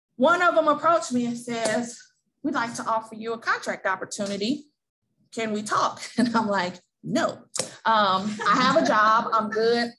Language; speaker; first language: English; native; English